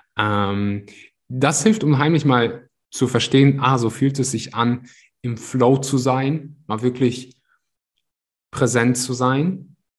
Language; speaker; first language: German; early bilingual, other home language; Russian